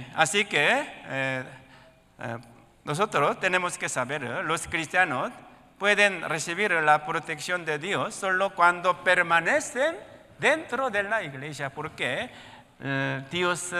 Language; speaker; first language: Spanish; non-native, learner; Korean